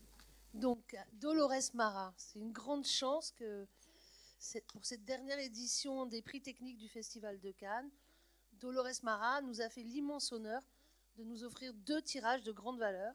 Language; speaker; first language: French; native; French